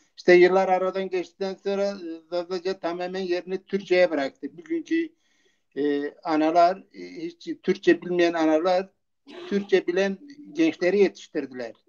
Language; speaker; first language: Turkish; non-native, local second language; Zaza